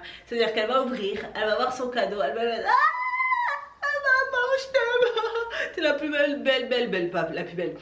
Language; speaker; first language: French; native; French